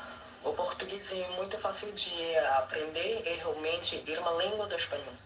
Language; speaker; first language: Portuguese; non-native, learner; Filipino